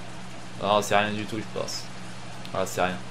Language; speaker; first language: French; native; French